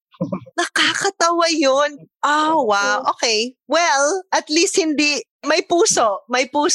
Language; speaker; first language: Filipino; native; Filipino